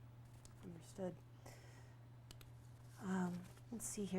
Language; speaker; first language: English; native; English